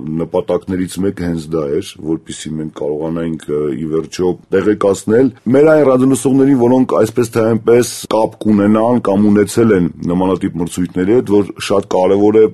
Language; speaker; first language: Armenian; native; Armenian